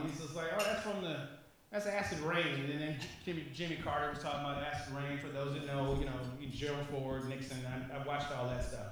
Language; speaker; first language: English; native; English